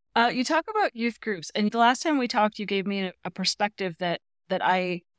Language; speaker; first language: English; native; English